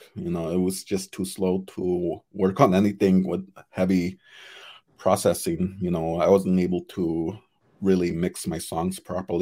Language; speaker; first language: English; non-native, fluent; Cree